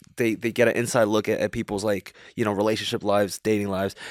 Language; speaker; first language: English; early bilingual, other home language; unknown